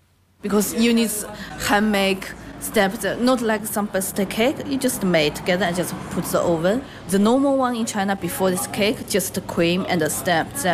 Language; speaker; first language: English; non-native, learner; Chinese